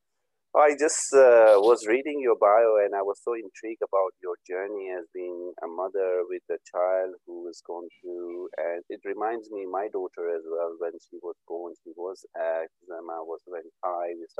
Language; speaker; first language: English; non-native, local second language; Urdu